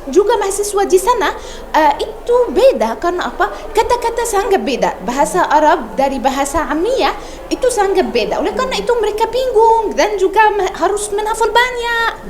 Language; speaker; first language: Indonesian; non-native, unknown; Arabic